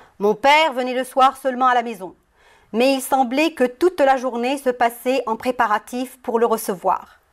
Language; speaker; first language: French; non-native, local second language; Arabic